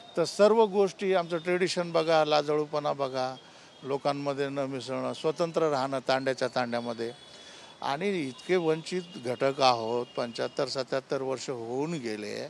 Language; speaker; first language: Marathi; non-native, local second language; Lambadi